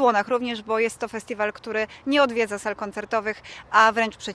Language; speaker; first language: Polish; native; Polish